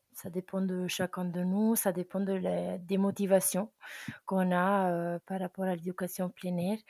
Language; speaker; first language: French; non-native, fluent; Italian